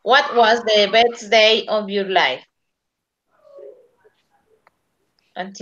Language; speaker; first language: English; non-native, learner; Spanish